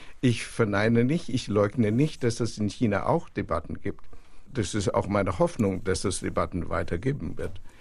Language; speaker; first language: German; non-native, fluent; Chinese